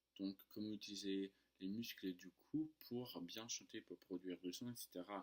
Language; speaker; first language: French; non-native, fluent; English